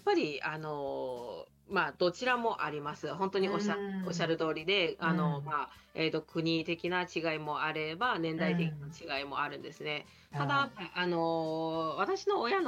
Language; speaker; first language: Japanese; non-native, fluent; Chinese